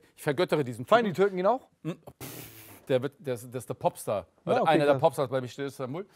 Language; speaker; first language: German; early bilingual, other home language; Turkish